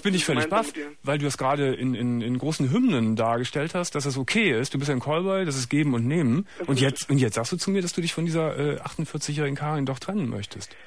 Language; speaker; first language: German; native; German